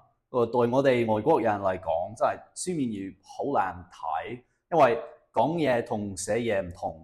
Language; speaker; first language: Cantonese; non-native, fluent; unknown